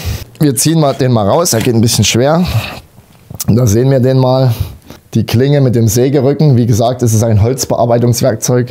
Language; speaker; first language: German; native; German